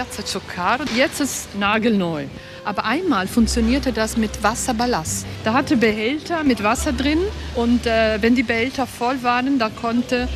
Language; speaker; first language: German; non-native, local second language; Italian